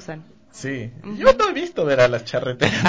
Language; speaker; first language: Spanish; native; Spanish